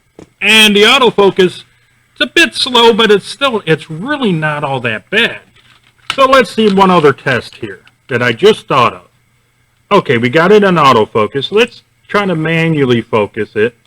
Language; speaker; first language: English; native; English